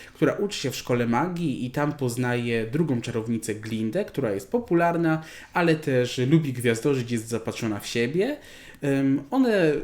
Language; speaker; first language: Polish; native; Polish